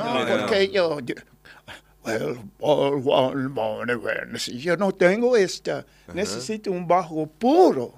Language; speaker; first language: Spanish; non-native, learner; English